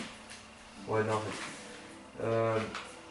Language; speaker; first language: French; native; French